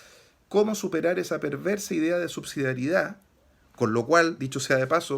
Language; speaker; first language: Spanish; native; Spanish